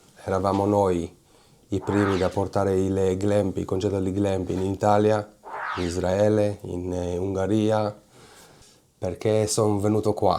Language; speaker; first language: Italian; non-native, fluent; Hebrew